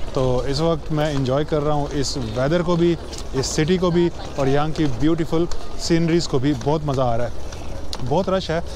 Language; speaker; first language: Urdu; native; Urdu